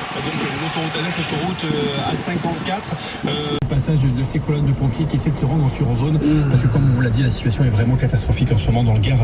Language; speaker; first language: French; native; French